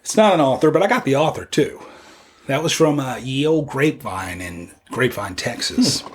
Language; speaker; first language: English; native; English